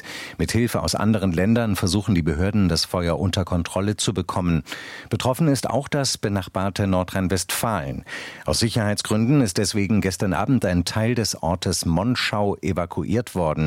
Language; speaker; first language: German; native; German